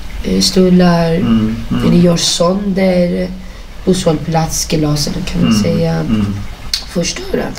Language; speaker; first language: Swedish; non-native, fluent; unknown